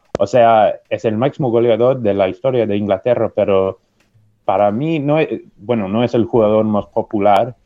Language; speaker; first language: Spanish; non-native, fluent; English